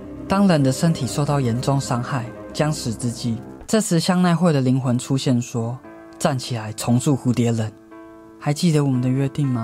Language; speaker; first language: Chinese; native; Chinese